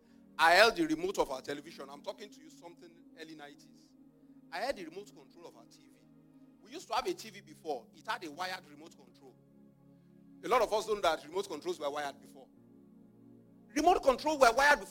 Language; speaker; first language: English; non-native, local second language; Yoruba